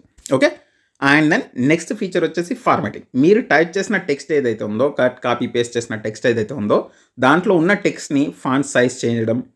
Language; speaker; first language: Telugu; native; Telugu